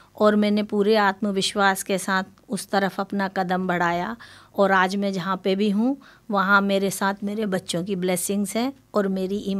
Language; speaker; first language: Hindi; native; Hindi